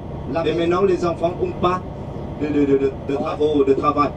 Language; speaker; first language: French; non-native, fluent; Vietnamese